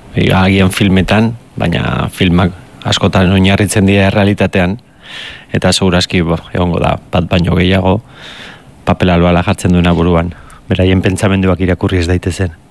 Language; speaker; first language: Basque; native; Basque